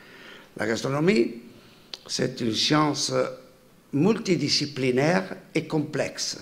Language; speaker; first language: French; non-native, fluent; Italian